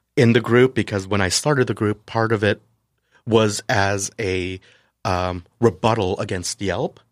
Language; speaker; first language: English; native; English